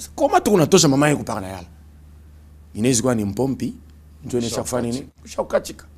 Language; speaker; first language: French; non-native, local second language; Swahili